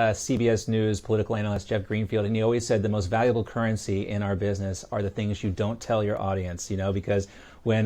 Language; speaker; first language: English; native; English